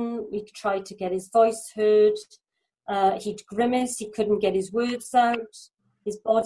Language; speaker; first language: English; native; English